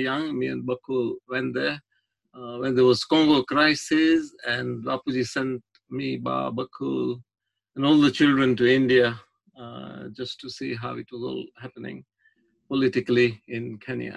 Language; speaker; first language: English; non-native, local second language; Gujarati